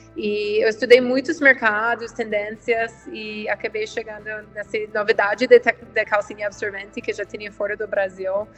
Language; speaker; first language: Portuguese; non-native, fluent; English